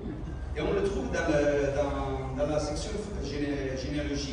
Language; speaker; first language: French; non-native, fluent; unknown